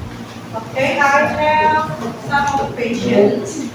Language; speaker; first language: English; non-native, fluent; Indonesian